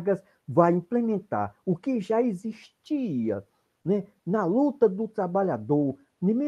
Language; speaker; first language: Portuguese; native; Portuguese